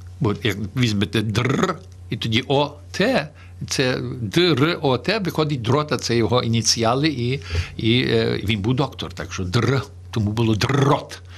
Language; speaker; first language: Ukrainian; early bilingual, heritage; Ukrainian